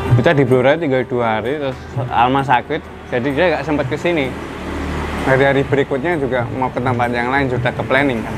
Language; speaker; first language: Indonesian; non-native, local second language; Javanese